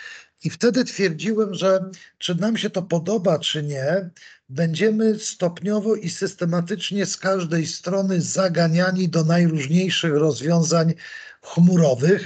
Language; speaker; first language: Polish; native; Polish